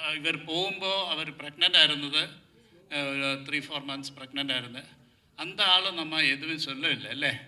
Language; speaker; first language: Tamil; non-native, learner; Malayalam